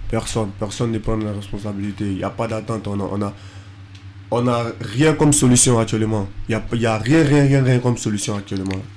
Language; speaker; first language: French; non-native, local second language; Fula